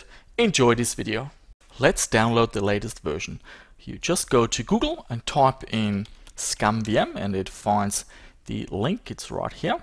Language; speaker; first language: English; native; English